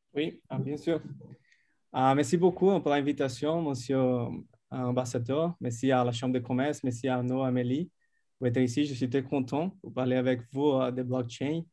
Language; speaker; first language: French; non-native, fluent; Portuguese